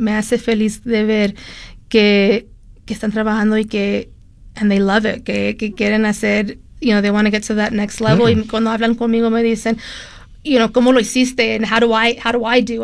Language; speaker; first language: Spanish; early bilingual, heritage; Spanish